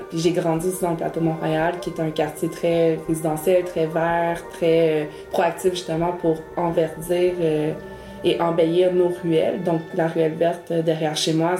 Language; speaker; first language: French; early bilingual, other home language; Spanish